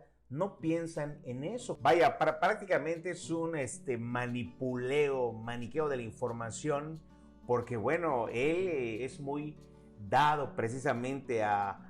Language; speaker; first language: Spanish; native; Spanish